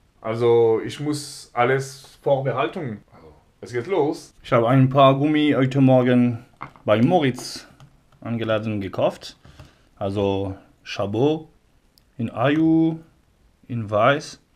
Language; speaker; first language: German; non-native, learner; French